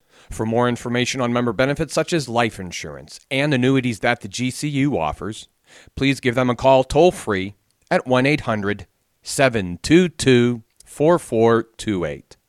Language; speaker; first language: English; native; English